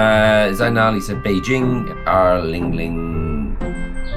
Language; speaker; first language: Chinese; non-native, learner; English